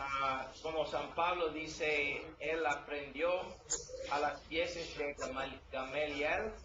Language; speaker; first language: Spanish; non-native, learner; English